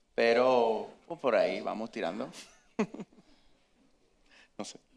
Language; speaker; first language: Spanish; native; Spanish